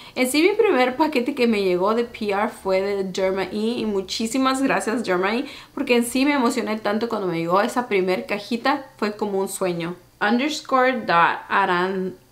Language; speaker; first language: Spanish; early bilingual, heritage; Spanish